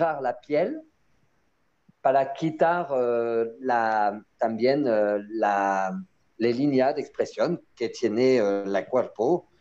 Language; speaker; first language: Spanish; non-native, learner; French